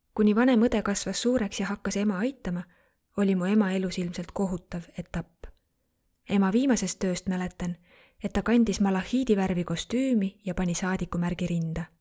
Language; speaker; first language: Estonian; non-native, fluent; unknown